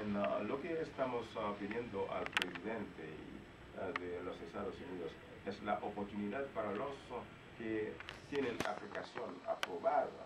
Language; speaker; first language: Spanish; non-native, learner; Haitian Creole